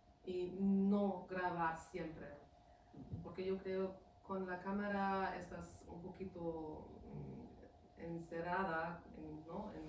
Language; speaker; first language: Spanish; non-native, fluent; German